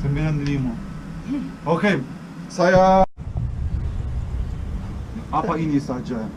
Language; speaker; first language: Indonesian; non-native, learner; English